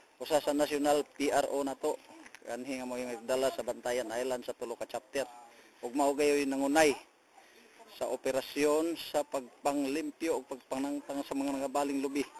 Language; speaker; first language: Cebuano; native; Cebuano